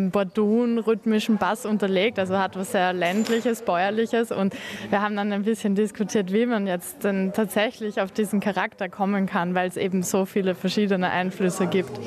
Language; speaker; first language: German; native; German